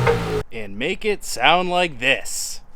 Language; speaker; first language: English; native; English